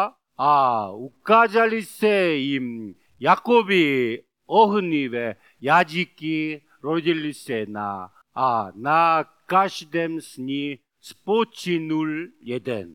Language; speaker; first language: Czech; non-native, learner; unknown